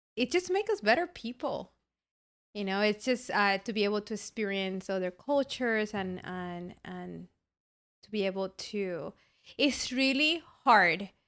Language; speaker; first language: English; early bilingual, other home language; Spanish